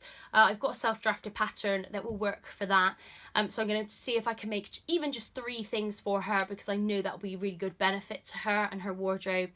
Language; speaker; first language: English; native; English